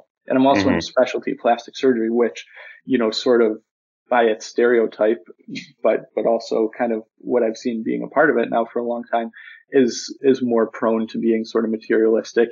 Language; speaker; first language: English; native; English